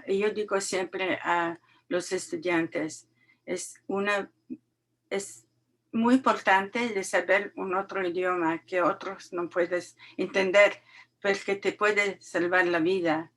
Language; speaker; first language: Spanish; non-native, learner; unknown